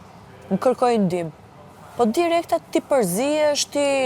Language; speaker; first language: Albanian; native; Albanian